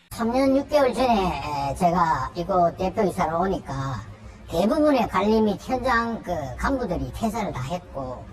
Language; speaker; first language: Korean; native; Korean